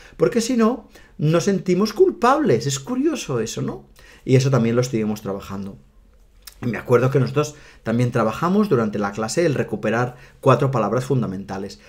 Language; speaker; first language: Spanish; non-native, local second language; Catalan